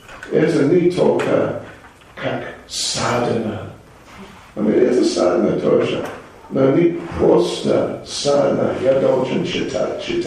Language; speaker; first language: Russian; non-native, learner; English